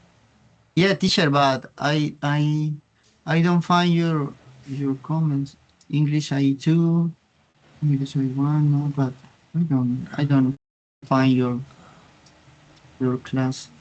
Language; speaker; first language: English; non-native, learner; Spanish